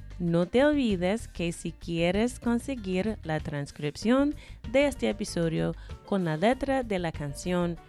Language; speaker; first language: Spanish; non-native, fluent; English